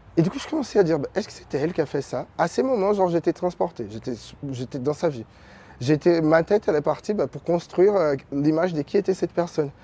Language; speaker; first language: French; non-native, fluent; Portuguese